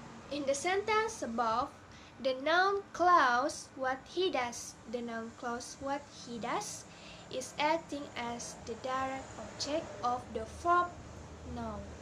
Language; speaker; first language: English; non-native, learner; Indonesian